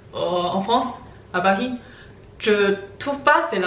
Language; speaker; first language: French; non-native, learner; Chinese